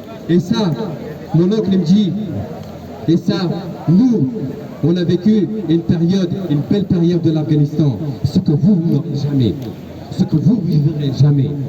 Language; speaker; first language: French; non-native, fluent; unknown